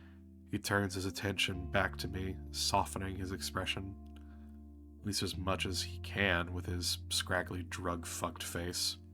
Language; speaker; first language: English; native; English